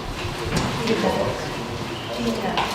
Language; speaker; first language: German; non-native, fluent; Chinese